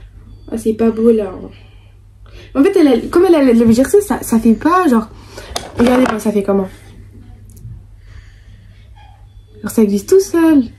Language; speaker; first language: French; native; French